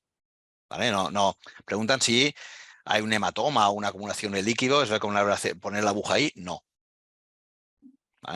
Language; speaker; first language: Spanish; native; Spanish